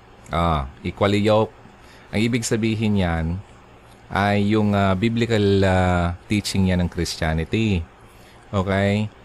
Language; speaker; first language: English; non-native, local second language; Filipino